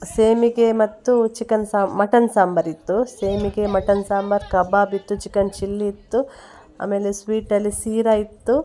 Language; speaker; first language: Kannada; non-native, local second language; Tulu